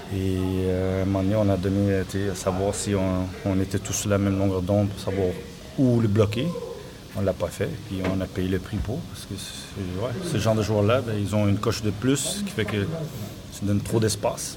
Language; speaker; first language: French; native; French